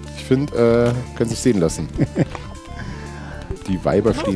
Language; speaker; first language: German; native; German